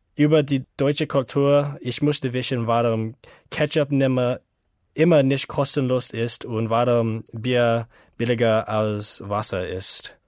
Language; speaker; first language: German; non-native, learner; English